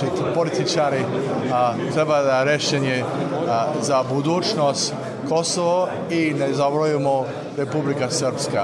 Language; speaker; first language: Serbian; non-native, learner; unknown